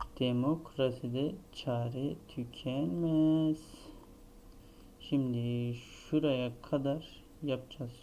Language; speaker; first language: Turkish; native; Turkish